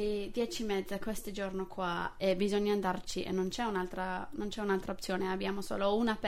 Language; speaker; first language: Italian; non-native, fluent; English